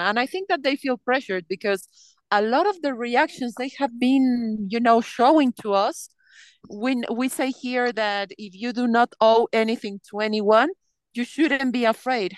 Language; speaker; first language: English; non-native, fluent; Spanish